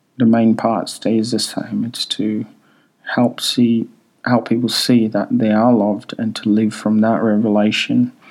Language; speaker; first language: English; early bilingual, other home language; Swahili